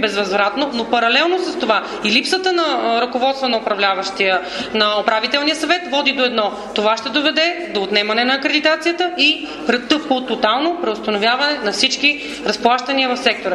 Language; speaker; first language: Bulgarian; native; Bulgarian